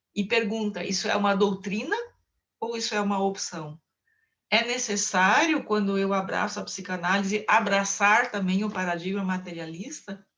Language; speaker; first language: Portuguese; non-native, local second language; German